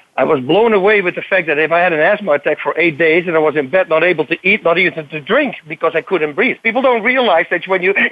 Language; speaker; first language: English; non-native, fluent; Dutch